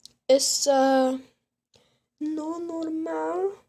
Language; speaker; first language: Spanish; non-native, learner; English